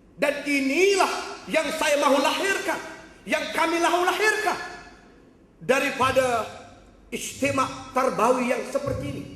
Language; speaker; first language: Malay; native; Malay